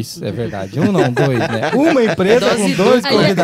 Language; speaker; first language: Portuguese; native; Portuguese